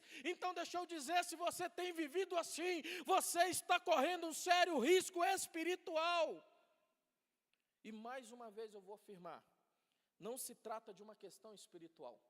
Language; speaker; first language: Portuguese; native; Portuguese